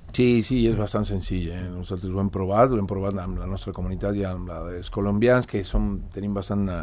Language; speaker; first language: Catalan; non-native, fluent; Spanish